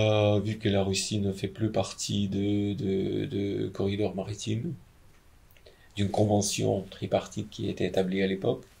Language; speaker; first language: French; non-native, fluent; Ukrainian